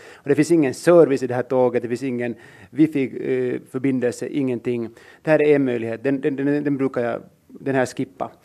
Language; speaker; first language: Swedish; native; Swedish